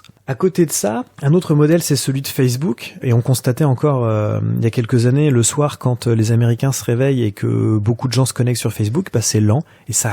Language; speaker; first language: French; native; French